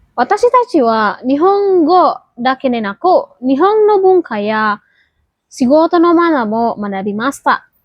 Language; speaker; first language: Japanese; non-native, learner; Indonesian